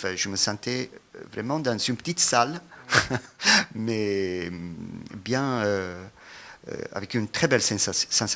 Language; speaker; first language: French; non-native, fluent; Italian